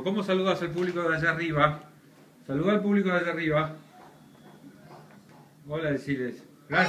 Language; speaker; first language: Spanish; native; Spanish